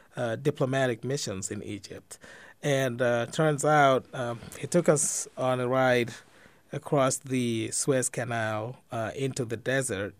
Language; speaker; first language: English; non-native, fluent; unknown